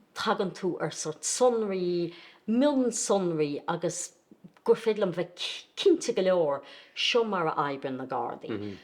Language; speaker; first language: Irish; native; Irish